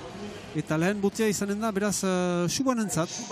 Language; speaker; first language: Basque; native; Basque